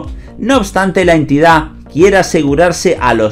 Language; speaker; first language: Spanish; native; Spanish